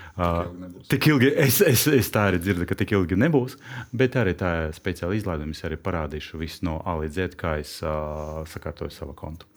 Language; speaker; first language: Latvian; non-native, local second language; Russian